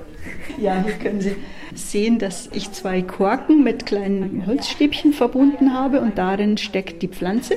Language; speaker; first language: German; native; German